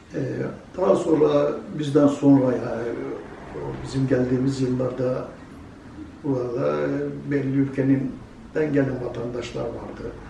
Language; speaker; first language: Turkish; native; Turkish